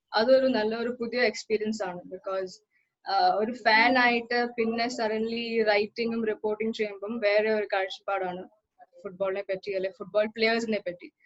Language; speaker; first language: Malayalam; early bilingual, heritage; Malayalam